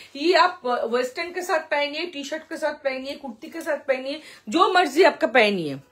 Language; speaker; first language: Hindi; non-native, local second language; Bangla